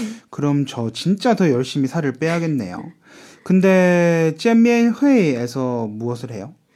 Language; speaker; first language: Korean; native; Korean